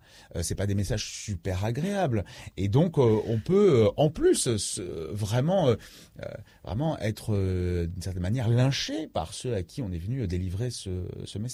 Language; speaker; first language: French; native; French